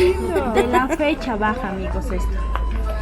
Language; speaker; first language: Spanish; native; Spanish